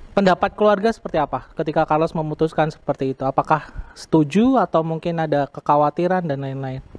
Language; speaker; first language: Indonesian; native; Indonesian